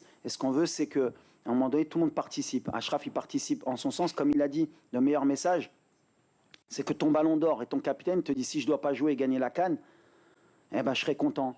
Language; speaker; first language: French; native; French